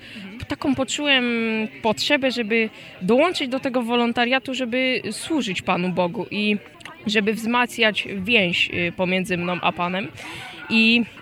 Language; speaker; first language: Polish; native; Polish